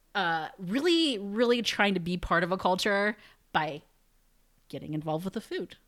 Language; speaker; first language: English; native; English